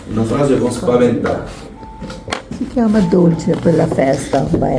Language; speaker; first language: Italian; non-native, learner; Bangla